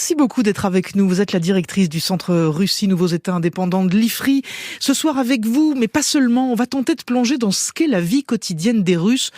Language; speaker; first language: French; native; French